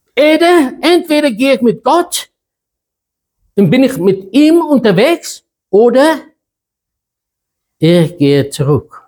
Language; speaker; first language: German; non-native, fluent; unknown